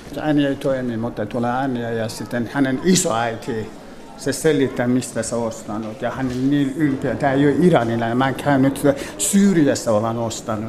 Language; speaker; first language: Finnish; non-native, learner; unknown